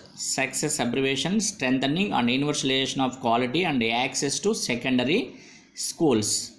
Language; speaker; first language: English; non-native, local second language; Telugu